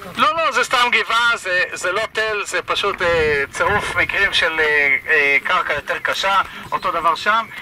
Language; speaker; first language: Hebrew; native; Hebrew